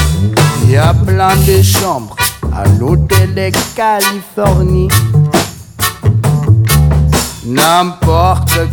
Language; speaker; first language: French; non-native, learner; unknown